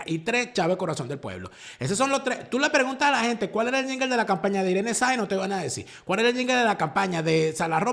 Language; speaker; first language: Spanish; native; Spanish